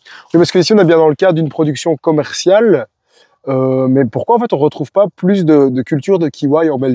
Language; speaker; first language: French; native; French